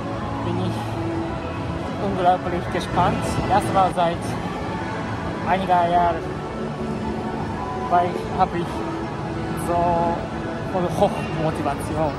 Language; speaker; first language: German; non-native, learner; Japanese